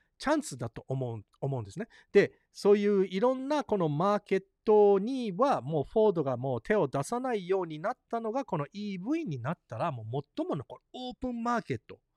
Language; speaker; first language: Japanese; early bilingual, heritage; Japanese